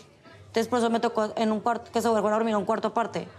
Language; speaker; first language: Spanish; native; Spanish